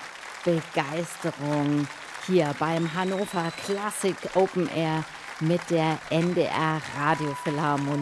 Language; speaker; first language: German; native; German